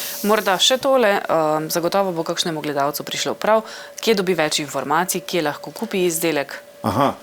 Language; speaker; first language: Slovenian; native; Slovenian